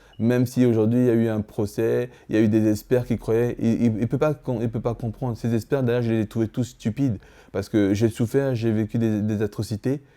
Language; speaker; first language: French; early bilingual, other home language; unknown